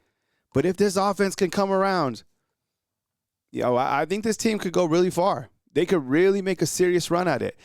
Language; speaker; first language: English; native; English